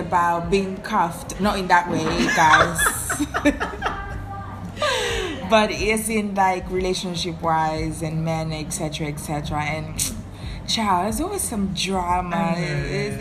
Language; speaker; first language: English; non-native, fluent; Seselwa Creole French